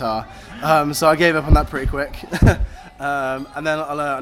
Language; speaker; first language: English; native; English